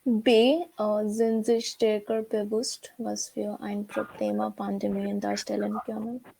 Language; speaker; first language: German; non-native, learner; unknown